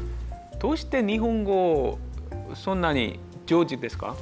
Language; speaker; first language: Japanese; non-native, fluent; Korean